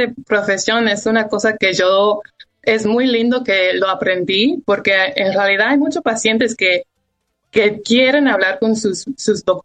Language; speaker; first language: Spanish; early bilingual, heritage; Spanish